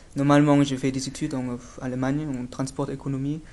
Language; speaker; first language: French; non-native, fluent; German